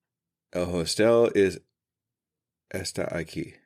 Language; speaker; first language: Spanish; non-native, learner; English